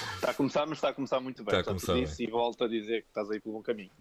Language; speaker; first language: Portuguese; early bilingual, other home language; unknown